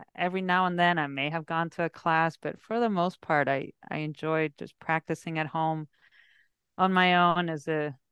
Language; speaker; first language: English; early bilingual, heritage; English